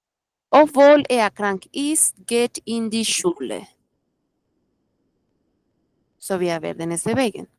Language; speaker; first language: German; non-native, fluent; Spanish